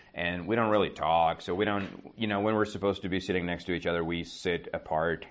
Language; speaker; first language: English; non-native, fluent; Czech